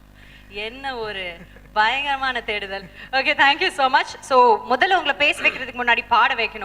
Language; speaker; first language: Tamil; native; Tamil